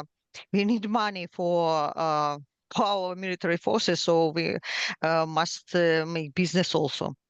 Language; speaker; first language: English; non-native, learner; Ukrainian